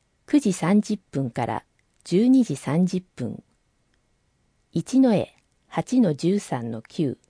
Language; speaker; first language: Japanese; native; Japanese